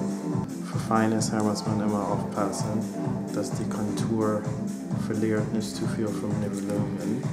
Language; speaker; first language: German; non-native, fluent; English